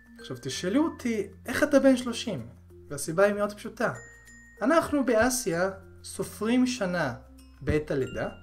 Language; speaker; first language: Hebrew; early bilingual, other home language; Korean